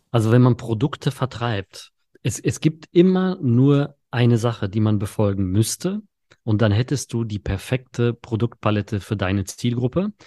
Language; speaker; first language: German; early bilingual, other home language; Polish